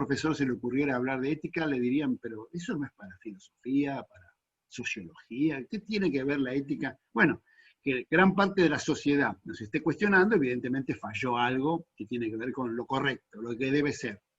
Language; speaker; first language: Spanish; native; Spanish